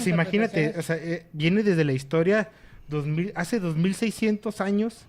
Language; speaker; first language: Spanish; native; Spanish